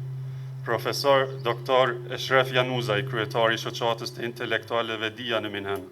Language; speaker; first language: Albanian; native; Albanian